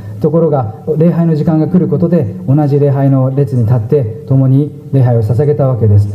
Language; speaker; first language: Japanese; native; Japanese